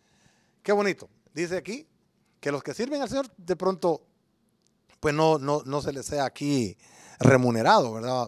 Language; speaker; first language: Spanish; native; Spanish